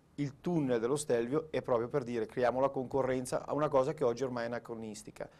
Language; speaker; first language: Italian; native; Italian